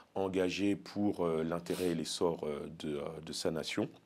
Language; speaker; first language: French; native; French